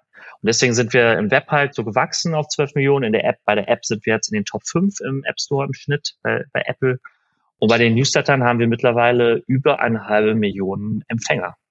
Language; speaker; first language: German; early bilingual, other home language; Persian